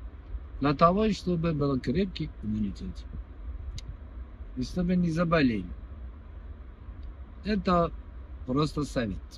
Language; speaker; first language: Russian; non-native, fluent; Persian